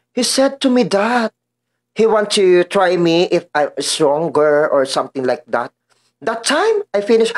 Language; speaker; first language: English; non-native, learner; Filipino